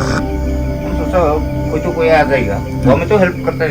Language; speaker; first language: Hindi; non-native, local second language; Garo